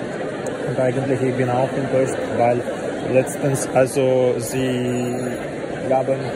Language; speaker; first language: German; non-native, learner; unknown